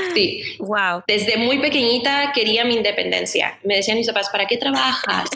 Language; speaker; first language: Spanish; native; Spanish